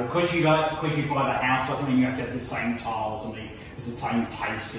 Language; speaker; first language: English; native; English